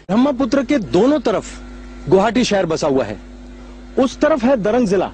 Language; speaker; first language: Hindi; native; Hindi